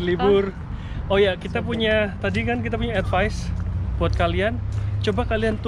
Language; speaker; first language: Indonesian; native; Indonesian